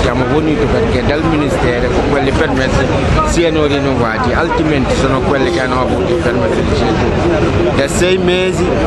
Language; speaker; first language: Italian; non-native, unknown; Wolof